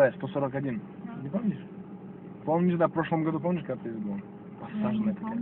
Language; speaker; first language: Russian; non-native, local second language; Uzbek